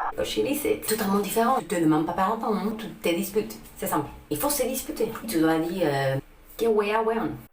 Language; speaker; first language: French; non-native, fluent; Spanish